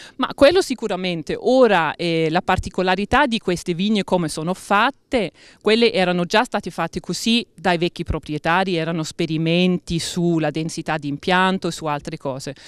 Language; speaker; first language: Italian; non-native, fluent; Danish